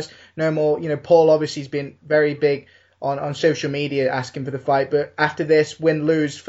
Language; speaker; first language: English; native; English